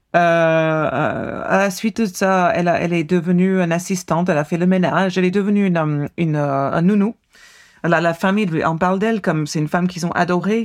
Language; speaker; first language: French; non-native, fluent; English